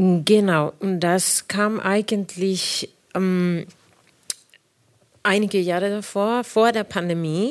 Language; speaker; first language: German; non-native, fluent; Spanish